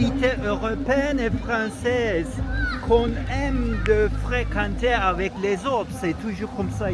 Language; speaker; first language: French; non-native, fluent; Turkish